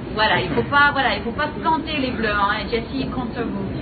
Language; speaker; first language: French; native; French